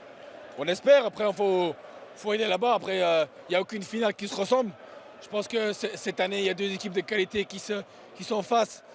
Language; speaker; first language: French; native; French